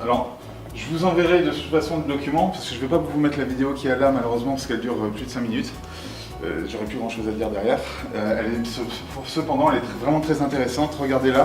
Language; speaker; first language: French; native; French